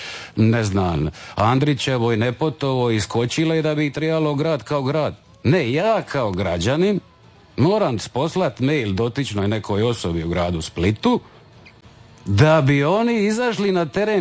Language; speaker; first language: Serbian; native; Serbian